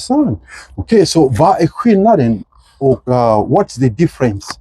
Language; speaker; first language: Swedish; non-native, learner; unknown